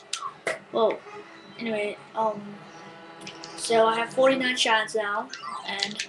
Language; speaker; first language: English; native; English